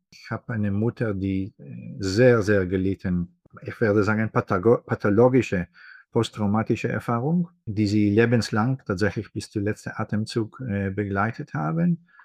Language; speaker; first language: German; non-native, fluent; Hebrew